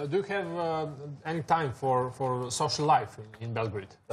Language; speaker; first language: English; non-native, learner; Serbian